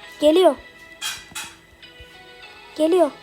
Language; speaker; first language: Turkish; native; Turkish